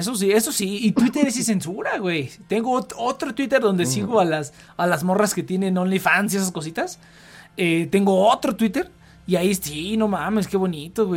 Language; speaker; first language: Spanish; native; Spanish